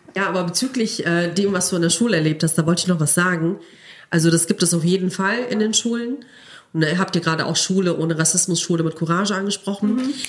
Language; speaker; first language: German; native; German